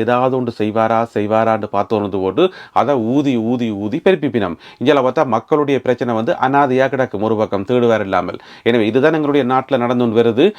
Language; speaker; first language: Tamil; native; Tamil